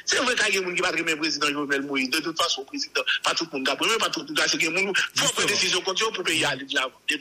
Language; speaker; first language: French; non-native, local second language; Haitian Creole